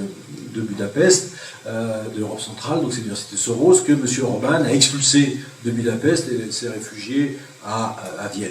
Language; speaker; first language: French; native; French